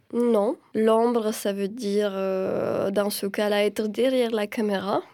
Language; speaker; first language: French; non-native, fluent; Romanian